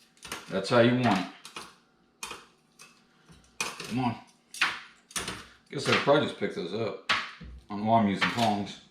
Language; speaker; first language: English; native; English